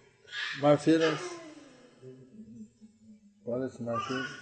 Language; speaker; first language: Spanish; non-native, learner; English